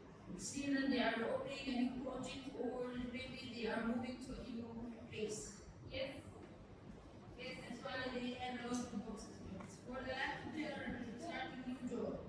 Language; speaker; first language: English; non-native, learner; Arabic